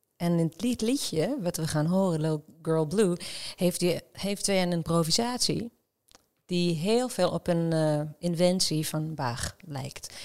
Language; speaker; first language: Dutch; non-native, fluent; Hebrew